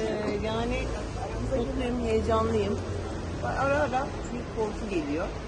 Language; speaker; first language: Turkish; native; Turkish